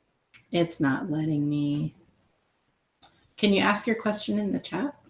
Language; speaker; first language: English; native; English